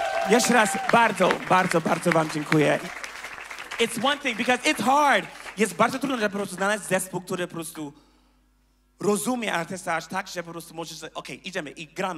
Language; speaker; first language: Polish; non-native, learner; English